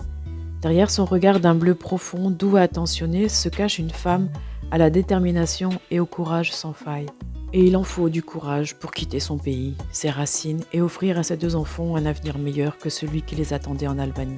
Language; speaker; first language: French; native; French